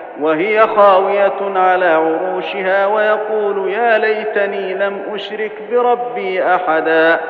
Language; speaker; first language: Arabic; native; Arabic